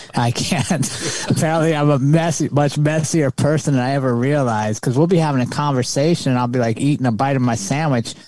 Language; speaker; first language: English; native; English